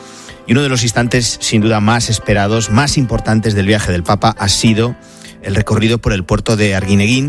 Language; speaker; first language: Spanish; native; Spanish